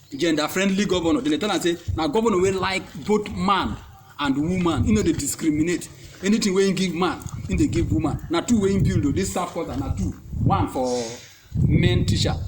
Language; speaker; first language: Nigerian Pidgin; non-native, local second language; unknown